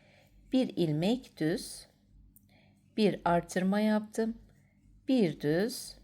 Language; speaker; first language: Turkish; native; Turkish